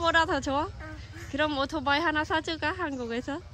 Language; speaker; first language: Korean; non-native, learner; Khmer